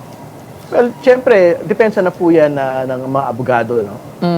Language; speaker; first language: Filipino; native; Filipino